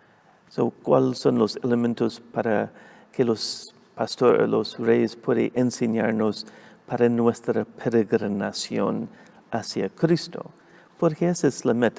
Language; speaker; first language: Spanish; non-native, fluent; English